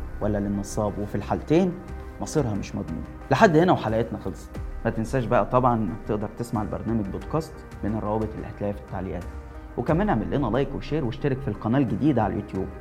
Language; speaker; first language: Arabic; native; Arabic